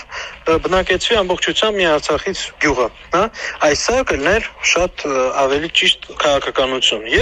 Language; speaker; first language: Armenian; native; Armenian